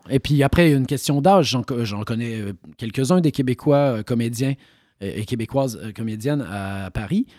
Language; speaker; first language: French; native; French